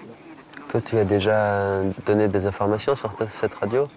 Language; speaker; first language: French; native; French